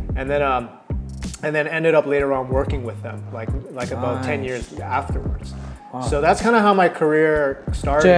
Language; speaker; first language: English; native; English